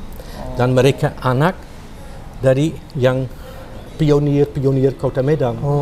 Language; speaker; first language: Indonesian; non-native, fluent; Dutch